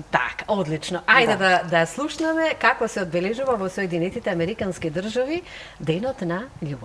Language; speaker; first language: Macedonian; native; Macedonian